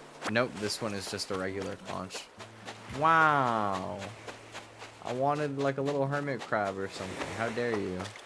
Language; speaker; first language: English; native; English